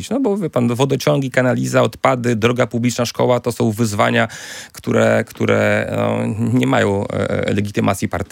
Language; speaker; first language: Polish; native; Polish